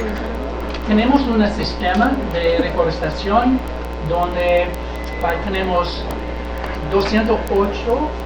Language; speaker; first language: Spanish; non-native, learner; English